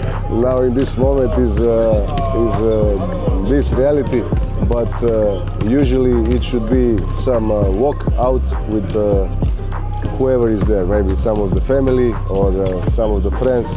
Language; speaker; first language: English; non-native, fluent; Macedonian